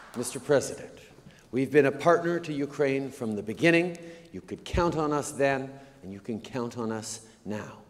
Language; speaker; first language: English; native; English